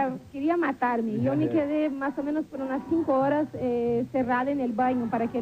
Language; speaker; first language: Spanish; non-native, fluent; Portuguese